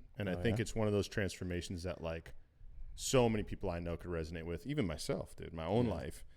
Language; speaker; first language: English; native; English